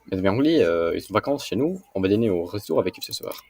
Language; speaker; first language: French; non-native, learner; English